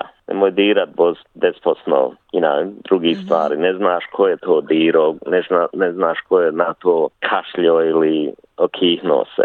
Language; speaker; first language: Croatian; early bilingual, heritage; Bosnian